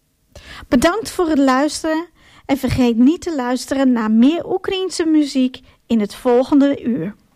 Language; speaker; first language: Dutch; non-native, fluent; Ukrainian